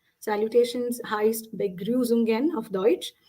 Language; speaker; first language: German; non-native, fluent; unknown